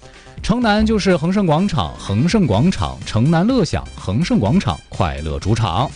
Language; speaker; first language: Chinese; native; Chinese